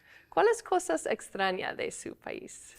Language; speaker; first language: Spanish; non-native, fluent; English